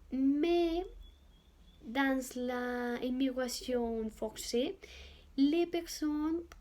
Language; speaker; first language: French; non-native, learner; Spanish